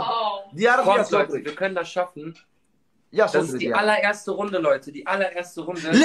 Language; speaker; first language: German; early bilingual, other home language; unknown